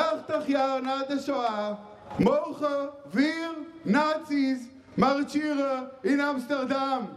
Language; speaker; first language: Dutch; non-native, fluent; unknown